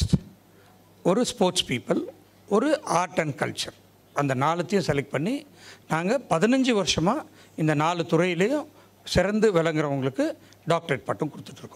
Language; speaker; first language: Tamil; native; Tamil